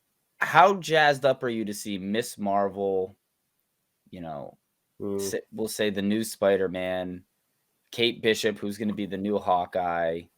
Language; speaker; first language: English; native; English